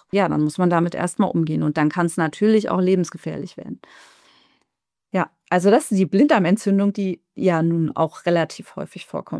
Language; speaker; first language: German; native; German